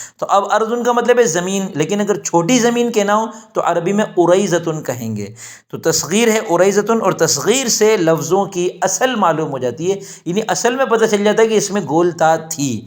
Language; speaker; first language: Urdu; native; Urdu